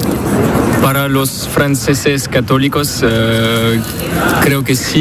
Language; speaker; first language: Spanish; non-native, learner; French